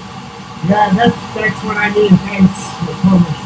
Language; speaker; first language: English; non-native, fluent; Italian